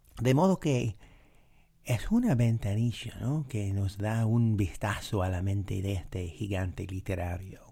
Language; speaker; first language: Spanish; non-native, fluent; English